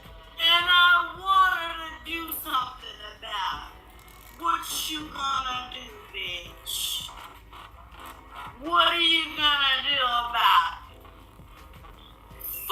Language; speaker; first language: English; native; English